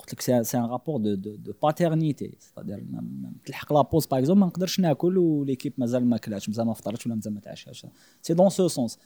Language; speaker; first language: French; non-native, local second language; Arabic